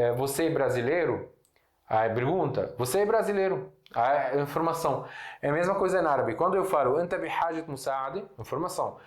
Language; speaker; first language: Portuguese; non-native, fluent; Arabic